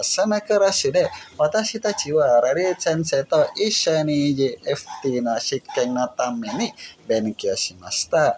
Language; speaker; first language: Japanese; non-native, learner; Indonesian